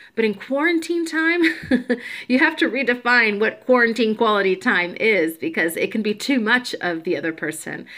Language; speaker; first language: English; native; English